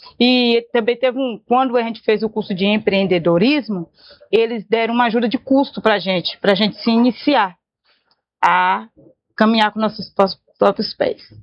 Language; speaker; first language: Portuguese; native; Portuguese